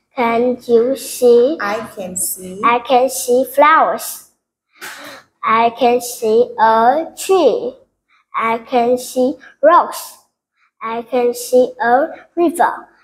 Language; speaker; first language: English; non-native, learner; Vietnamese